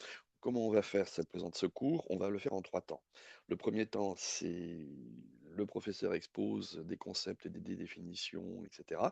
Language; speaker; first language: French; native; French